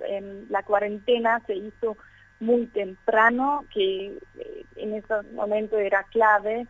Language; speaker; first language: Spanish; non-native, fluent; German